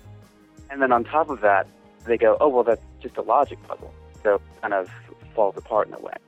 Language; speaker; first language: English; native; English